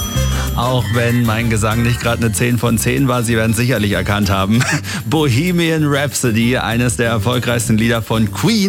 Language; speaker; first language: German; native; German